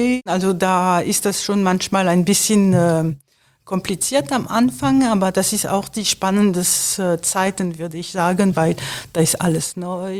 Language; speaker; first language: German; non-native, fluent; French